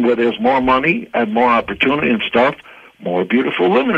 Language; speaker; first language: English; non-native, fluent; Hebrew